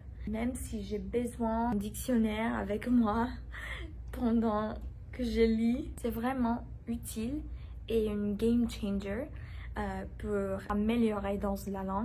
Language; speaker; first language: French; non-native, learner; English